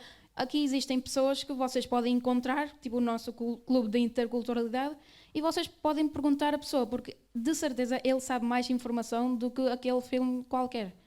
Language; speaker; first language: Portuguese; early bilingual, other home language; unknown